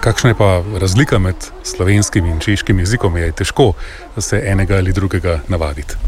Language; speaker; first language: Slovenian; native; Slovenian